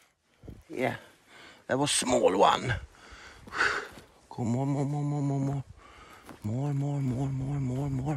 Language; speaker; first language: English; non-native, learner; Swedish